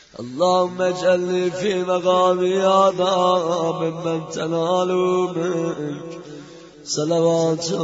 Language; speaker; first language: Arabic; non-native, fluent; Persian